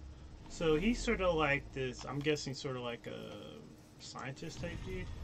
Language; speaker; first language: English; native; English